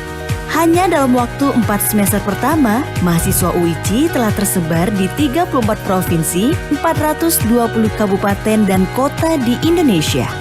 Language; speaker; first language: Indonesian; native; Indonesian